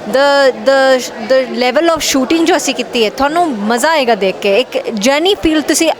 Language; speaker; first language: Punjabi; early bilingual, heritage; Punjabi